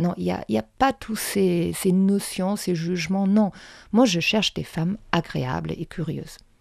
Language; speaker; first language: French; non-native, fluent; German